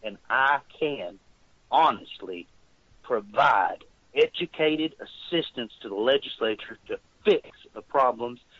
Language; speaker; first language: English; native; English